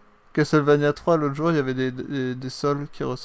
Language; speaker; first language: French; native; French